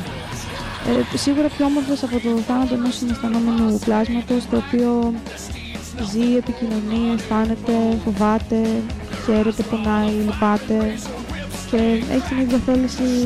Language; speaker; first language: Greek; native; Greek